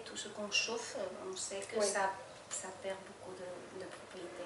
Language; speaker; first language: French; non-native, fluent; Spanish